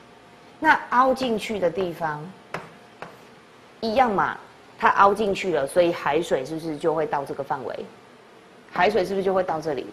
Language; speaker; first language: Chinese; native; Chinese